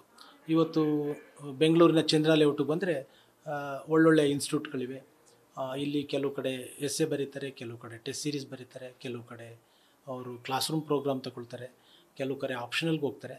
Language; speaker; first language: Kannada; native; Kannada